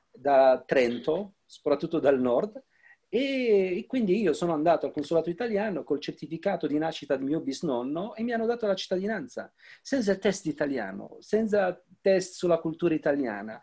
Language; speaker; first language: Italian; non-native, fluent; Arabic